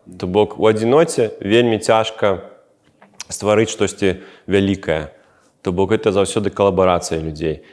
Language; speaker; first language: Belarusian; non-native, local second language; Russian